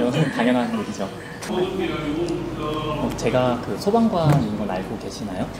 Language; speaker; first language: Korean; native; Korean